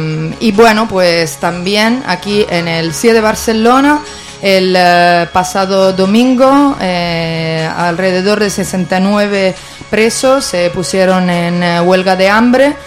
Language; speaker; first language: Spanish; native; Spanish